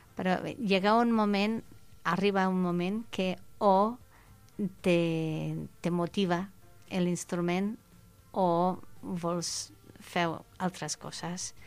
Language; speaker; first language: Catalan; non-native, fluent; English